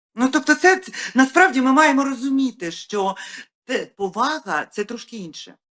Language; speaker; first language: Ukrainian; native; Ukrainian